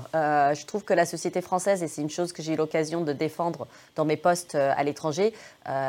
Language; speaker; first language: French; early bilingual, other home language; English